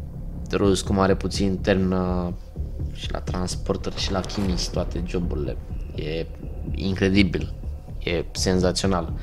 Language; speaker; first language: Romanian; native; Romanian